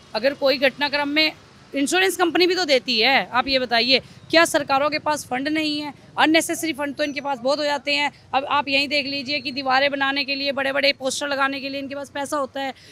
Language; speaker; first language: Hindi; native; Hindi